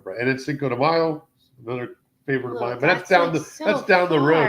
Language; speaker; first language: English; native; English